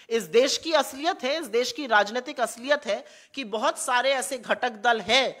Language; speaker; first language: Hindi; native; Hindi